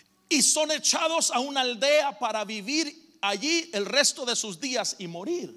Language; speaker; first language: Spanish; native; Spanish